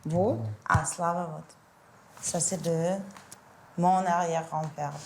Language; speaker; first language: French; non-native, fluent; Ukrainian